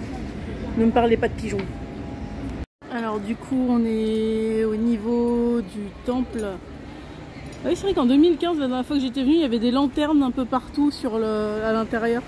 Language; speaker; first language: French; native; French